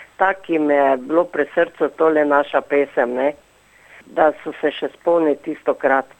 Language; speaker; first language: Slovenian; native; Slovenian